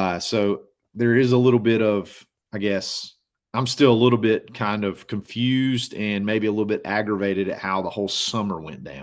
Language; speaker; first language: English; native; English